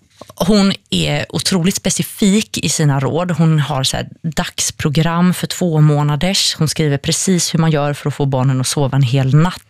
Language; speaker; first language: Swedish; native; Swedish